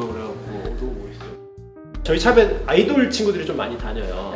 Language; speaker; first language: Korean; native; Korean